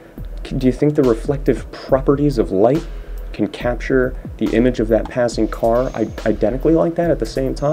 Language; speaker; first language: English; native; English